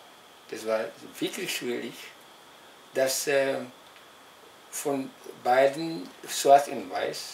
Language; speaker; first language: German; non-native, local second language; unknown